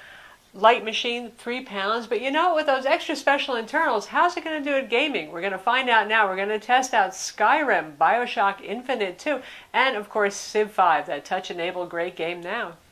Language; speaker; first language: English; native; English